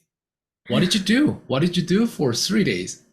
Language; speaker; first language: English; non-native, fluent; Korean